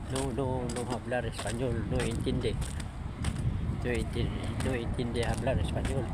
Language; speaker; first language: Spanish; non-native, learner; Filipino